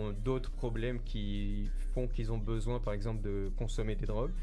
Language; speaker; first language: French; native; French